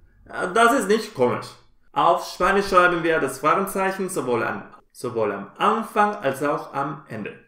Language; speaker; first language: German; non-native, fluent; Spanish